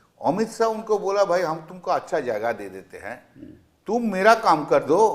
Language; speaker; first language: Hindi; non-native, local second language; Bangla